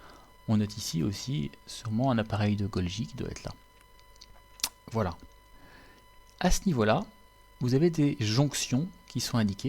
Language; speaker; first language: French; native; French